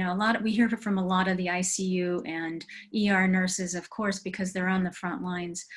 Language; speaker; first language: English; native; English